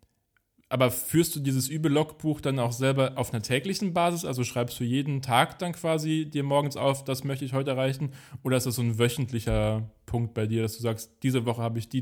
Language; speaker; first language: German; native; German